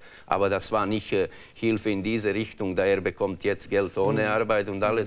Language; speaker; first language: German; non-native, learner; Croatian